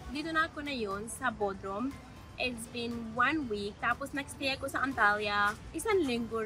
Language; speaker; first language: Filipino; non-native, learner; Arabic